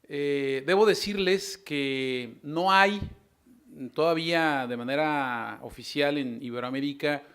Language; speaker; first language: Spanish; native; Spanish